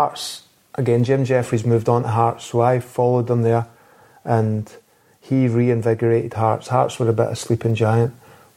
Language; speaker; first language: English; native; English